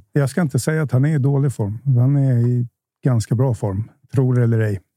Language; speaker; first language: Swedish; native; Swedish